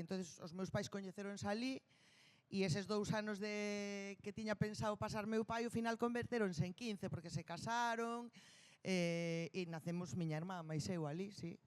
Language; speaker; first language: Galician; non-native, local second language; Spanish